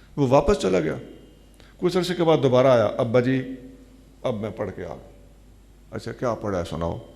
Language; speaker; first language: Urdu; non-native, local second language; Saraiki